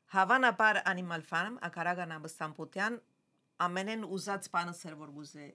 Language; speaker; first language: Armenian; early bilingual, heritage; Armenian